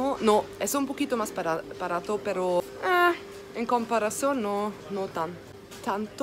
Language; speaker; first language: Spanish; non-native, learner; German